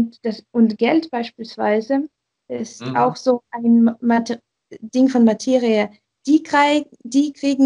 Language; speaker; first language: German; non-native, fluent; Ukrainian